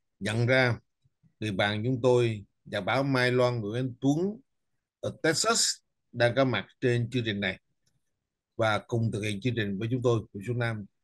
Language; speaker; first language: Vietnamese; native; Vietnamese